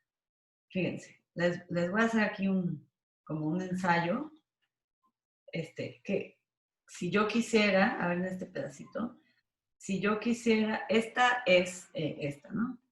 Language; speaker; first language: Spanish; native; Spanish